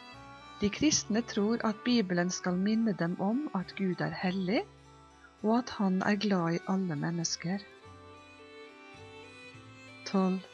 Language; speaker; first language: Norwegian; non-native, fluent; Polish